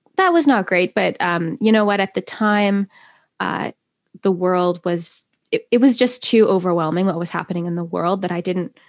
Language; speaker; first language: English; native; English